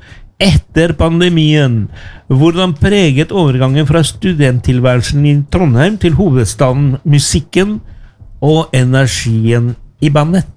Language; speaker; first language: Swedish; non-native, learner; Spanish